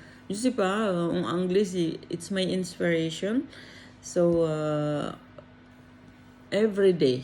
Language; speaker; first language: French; non-native, learner; Filipino